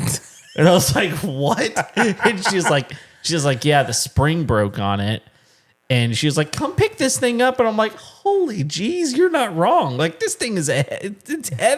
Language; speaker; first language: English; native; English